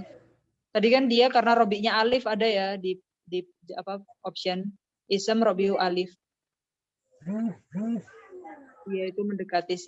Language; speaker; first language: Indonesian; native; Indonesian